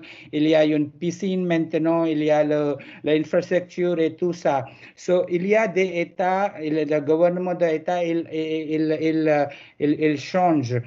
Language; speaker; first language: French; non-native, learner; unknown